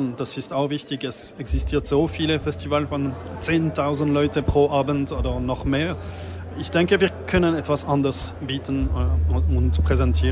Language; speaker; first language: German; non-native, local second language; French